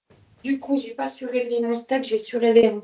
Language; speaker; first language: French; native; French